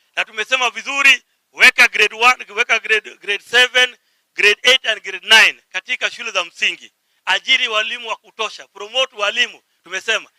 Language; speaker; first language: Swahili; native; Swahili